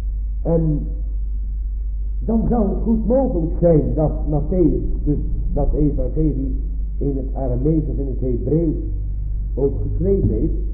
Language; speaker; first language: Dutch; native; Dutch